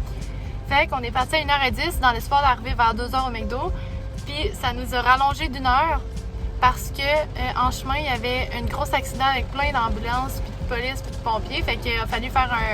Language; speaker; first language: French; native; French